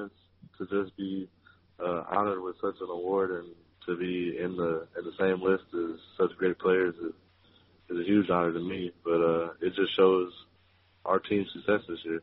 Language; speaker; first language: English; native; English